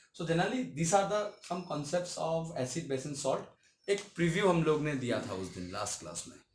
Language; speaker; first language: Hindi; non-native, local second language; Bangla